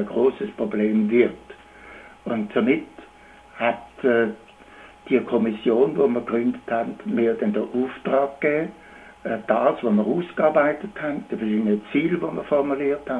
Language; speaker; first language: German; native; German